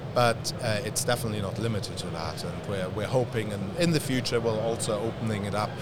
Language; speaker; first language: English; non-native, fluent; German